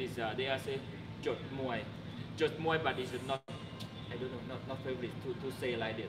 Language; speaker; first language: English; non-native, learner; Thai